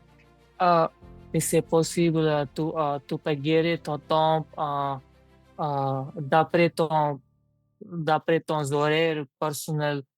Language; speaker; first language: French; non-native, learner; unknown